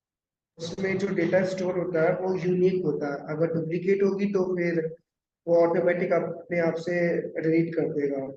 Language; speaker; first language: Hindi; native; Hindi